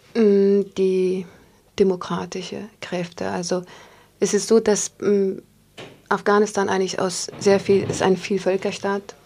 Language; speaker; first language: German; non-native, fluent; Pashto